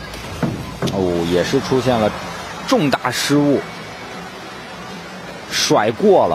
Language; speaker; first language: Chinese; native; Chinese